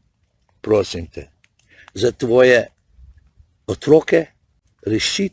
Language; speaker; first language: Slovenian; early bilingual, heritage; Slovenian